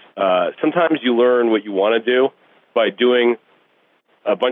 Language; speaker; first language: English; early bilingual, other home language; Russian